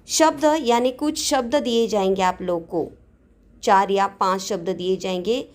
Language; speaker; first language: Hindi; non-native, local second language; Marathi